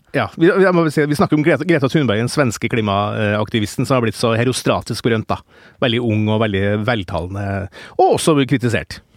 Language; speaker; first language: Norwegian; native; Norwegian